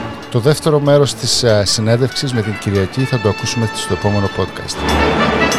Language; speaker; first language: Greek; native; Greek